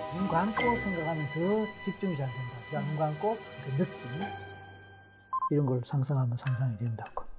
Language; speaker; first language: Korean; native; Korean